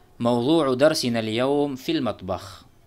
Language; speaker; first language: Arabic; non-native, fluent; Urdu